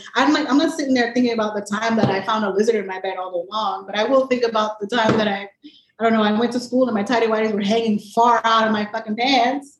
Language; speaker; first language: English; native; English